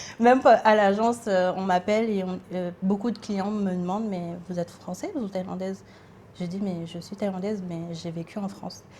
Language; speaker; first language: French; early bilingual, other home language; Thai